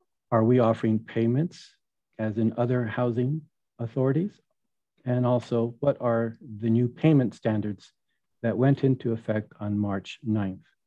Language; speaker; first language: English; early bilingual, other home language; Spanish